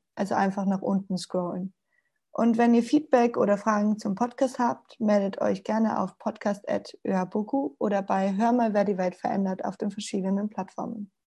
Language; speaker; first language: German; non-native, fluent; Spanish